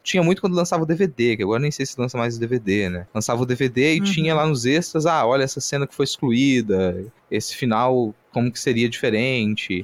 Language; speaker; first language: Portuguese; native; Portuguese